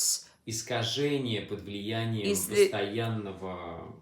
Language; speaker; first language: Russian; native; Russian